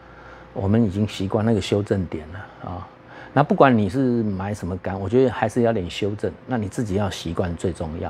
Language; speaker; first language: Chinese; native; Chinese